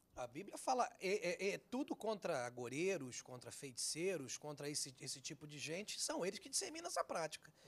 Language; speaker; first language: Portuguese; native; Portuguese